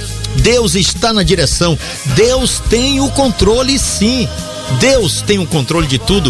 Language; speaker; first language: Portuguese; native; Portuguese